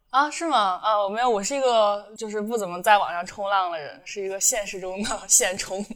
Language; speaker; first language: Chinese; native; Chinese